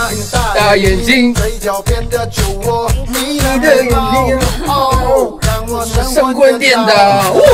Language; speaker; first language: Chinese; native; Chinese